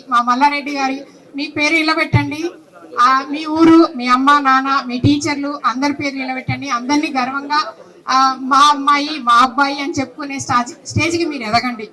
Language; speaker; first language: Telugu; native; Telugu